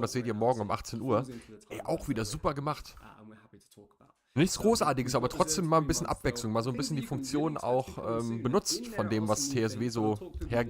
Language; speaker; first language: German; native; German